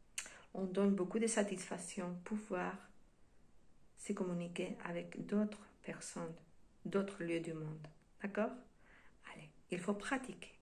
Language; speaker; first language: French; non-native, fluent; Spanish